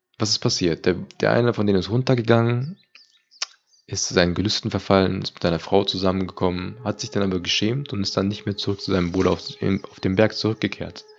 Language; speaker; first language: German; early bilingual, other home language; Turkish